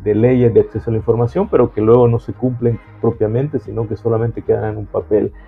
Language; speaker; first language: Spanish; native; Spanish